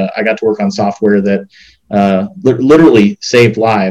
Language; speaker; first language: English; native; English